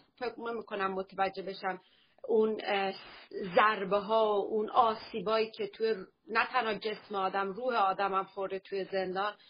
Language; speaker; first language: Persian; early bilingual, heritage; Persian